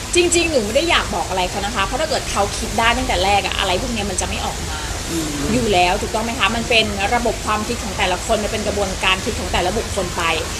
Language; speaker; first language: Thai; native; Thai